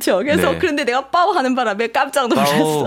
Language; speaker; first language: Korean; native; Korean